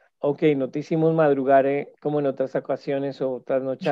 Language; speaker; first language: Spanish; native; Spanish